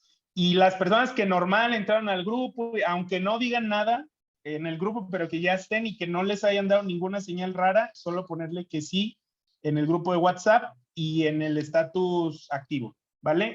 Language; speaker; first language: Spanish; native; Spanish